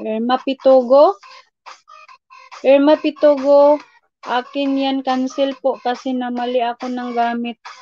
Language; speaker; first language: Filipino; non-native, local second language; Cebuano